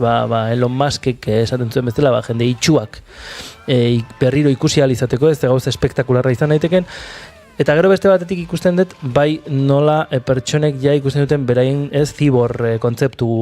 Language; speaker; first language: Basque; native; Basque